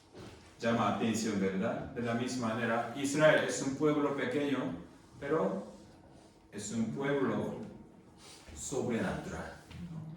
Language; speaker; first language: Spanish; non-native, fluent; Korean